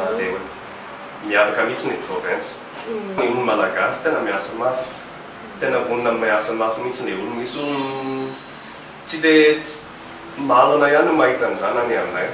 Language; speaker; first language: Malagasy; non-native, fluent; English